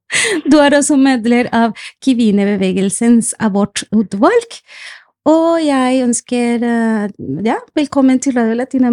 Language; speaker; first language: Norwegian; non-native, fluent; Spanish